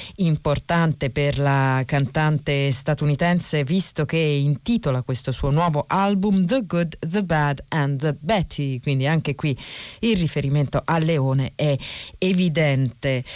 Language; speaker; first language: Italian; native; Italian